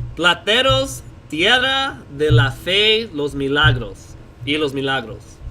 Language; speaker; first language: Spanish; early bilingual, heritage; Spanish